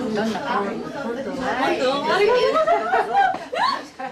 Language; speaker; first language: Japanese; non-native, learner; Korean